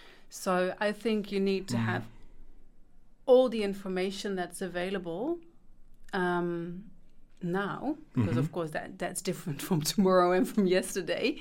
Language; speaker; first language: English; non-native, fluent; Dutch